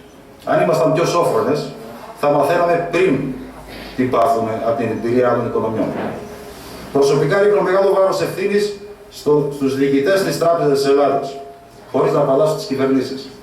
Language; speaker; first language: Greek; native; Greek